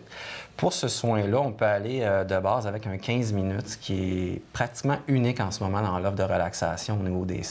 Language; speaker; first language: French; native; French